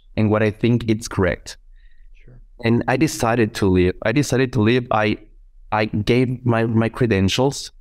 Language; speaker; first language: English; non-native, fluent; Spanish